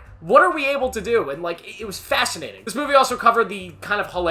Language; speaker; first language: English; native; English